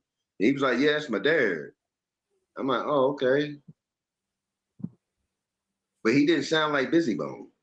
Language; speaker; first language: English; native; English